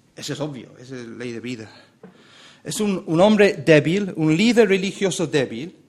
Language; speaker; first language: Spanish; non-native, fluent; English